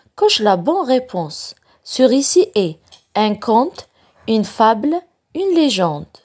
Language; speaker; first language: French; non-native, local second language; Arabic